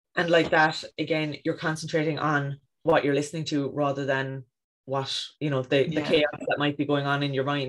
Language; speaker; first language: English; native; English